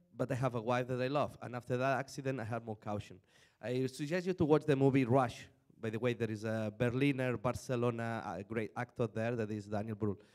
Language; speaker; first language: English; non-native, fluent; Spanish